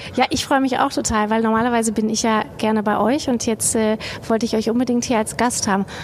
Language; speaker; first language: German; non-native, fluent; Romanian